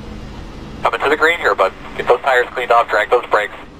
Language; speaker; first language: English; native; English